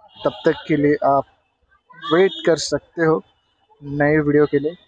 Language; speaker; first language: Hindi; non-native, local second language; Marathi